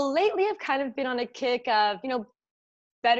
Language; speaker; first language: English; native; English